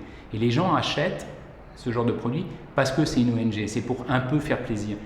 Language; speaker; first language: French; native; French